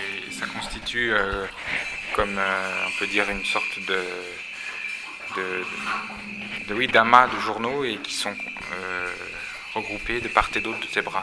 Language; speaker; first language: French; native; French